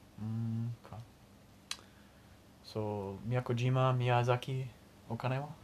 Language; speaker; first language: Japanese; non-native, learner; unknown